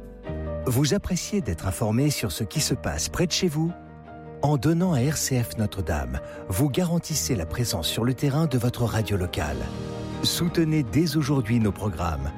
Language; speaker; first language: French; native; French